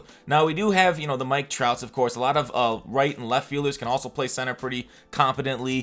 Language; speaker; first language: English; native; English